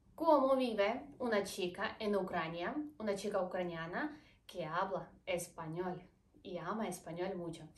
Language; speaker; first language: Spanish; non-native, fluent; Ukrainian